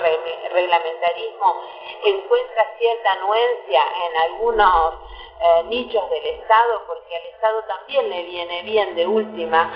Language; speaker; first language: Spanish; native; Spanish